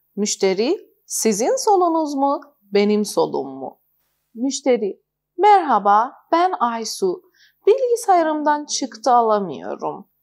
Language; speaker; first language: Turkish; non-native, fluent; Persian